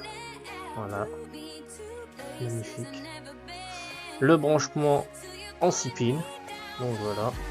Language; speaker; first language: French; native; French